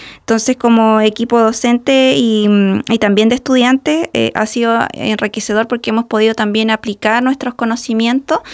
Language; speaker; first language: Spanish; native; Spanish